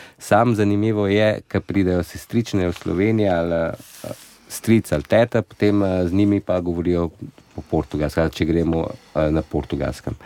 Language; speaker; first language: Slovenian; non-native, fluent; Portuguese